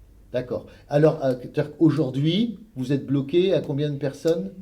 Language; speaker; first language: French; native; French